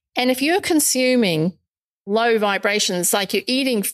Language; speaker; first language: English; native; English